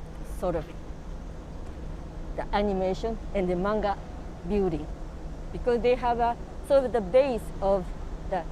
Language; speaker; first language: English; non-native, fluent; Japanese